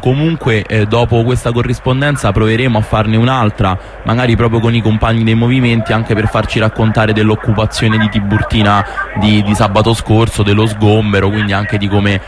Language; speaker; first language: Italian; native; Italian